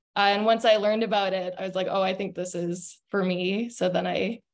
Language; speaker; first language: English; native; English